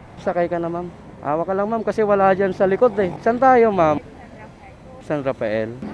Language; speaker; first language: Filipino; non-native, local second language; Iloko